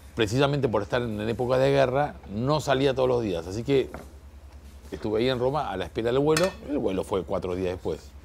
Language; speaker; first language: Spanish; native; Spanish